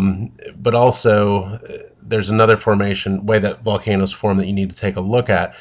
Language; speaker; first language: English; native; English